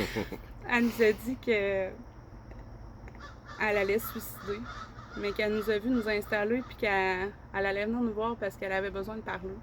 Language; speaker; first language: French; native; French